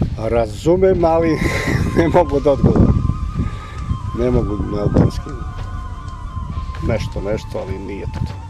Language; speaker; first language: Serbian; native; Serbian